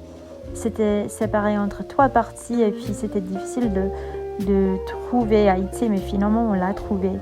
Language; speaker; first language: French; non-native, fluent; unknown